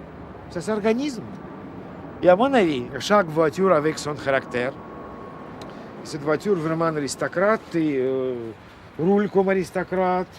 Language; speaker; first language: French; non-native, learner; Russian